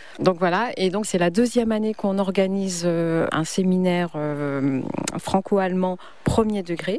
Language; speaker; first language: French; native; French